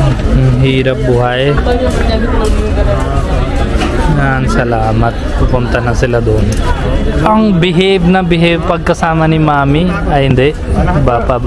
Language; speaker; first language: Filipino; non-native, learner; Hindi